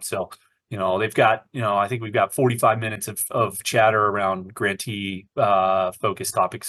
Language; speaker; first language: English; native; English